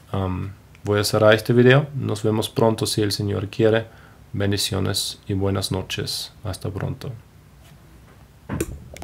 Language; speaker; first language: Spanish; non-native, fluent; German